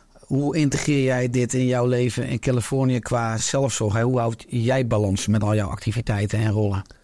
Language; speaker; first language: Dutch; native; Dutch